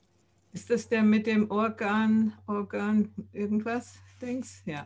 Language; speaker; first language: German; native; German